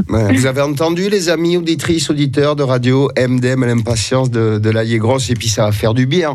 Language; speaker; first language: French; native; French